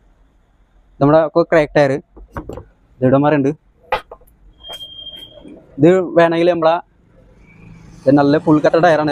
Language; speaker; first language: Malayalam; non-native, local second language; Hindi